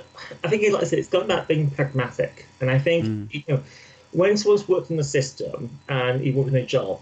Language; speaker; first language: English; native; English